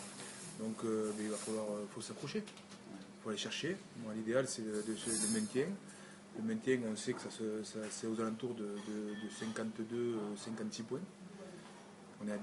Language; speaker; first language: French; native; French